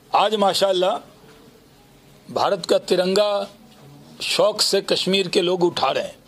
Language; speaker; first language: Hindi; native; Hindi